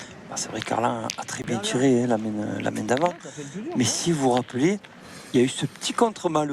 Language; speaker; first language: French; native; French